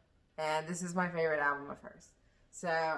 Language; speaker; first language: English; native; English